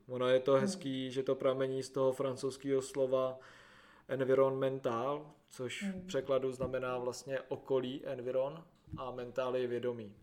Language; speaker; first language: Czech; native; Czech